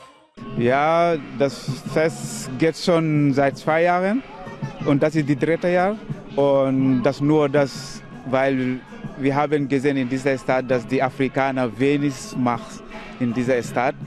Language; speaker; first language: German; non-native, learner; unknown